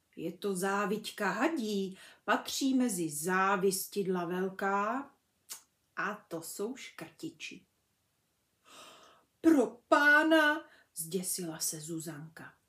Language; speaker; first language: Czech; native; Czech